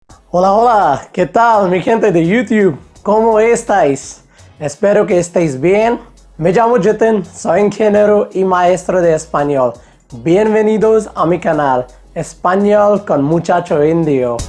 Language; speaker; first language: Spanish; non-native, fluent; Hindi